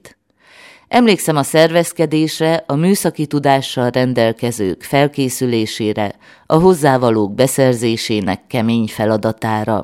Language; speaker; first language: Hungarian; native; Hungarian